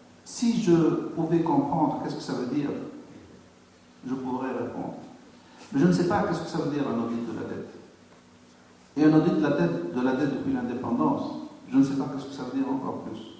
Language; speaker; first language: French; non-native, local second language; Arabic